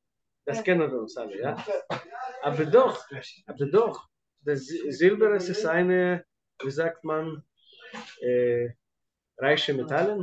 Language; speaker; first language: German; non-native, fluent; Russian